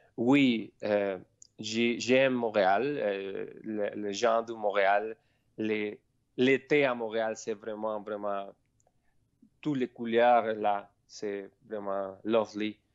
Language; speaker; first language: French; non-native, learner; Spanish